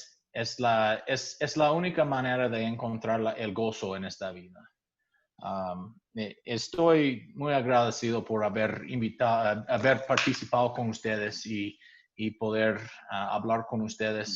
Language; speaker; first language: Spanish; non-native, fluent; English